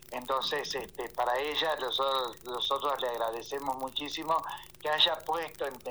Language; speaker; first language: Spanish; native; Spanish